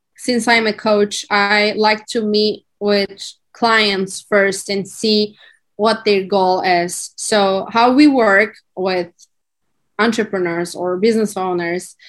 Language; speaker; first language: English; non-native, fluent; Turkish